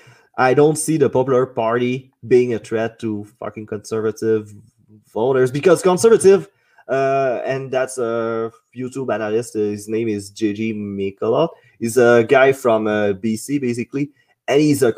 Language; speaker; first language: English; non-native, fluent; French